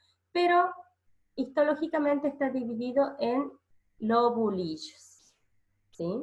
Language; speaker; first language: Spanish; native; Spanish